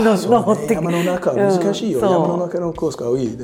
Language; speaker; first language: Japanese; non-native, learner; English